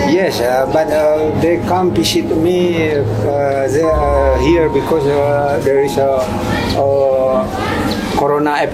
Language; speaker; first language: English; non-native, learner; Indonesian